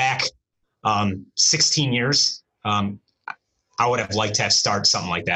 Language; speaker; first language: English; early bilingual, other home language; Romanian